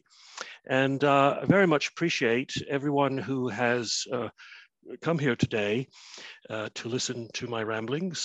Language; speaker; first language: English; native; English